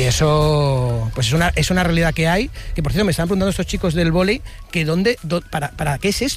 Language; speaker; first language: Spanish; native; Spanish